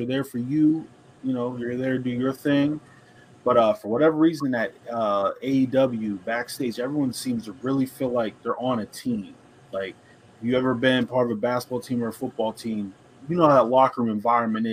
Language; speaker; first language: English; native; English